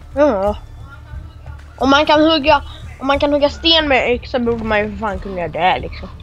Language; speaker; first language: Swedish; native; Swedish